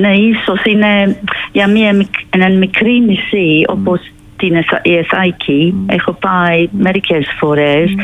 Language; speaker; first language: Greek; non-native, fluent; English